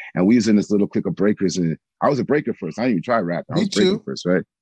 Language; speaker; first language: English; native; English